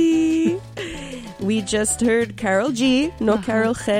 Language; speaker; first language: Spanish; non-native, local second language; English